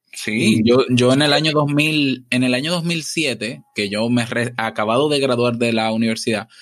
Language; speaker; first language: Spanish; native; Spanish